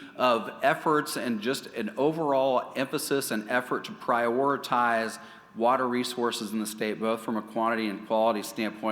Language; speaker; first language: English; native; English